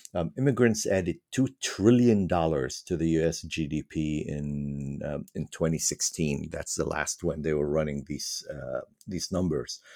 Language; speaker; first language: English; non-native, fluent; Arabic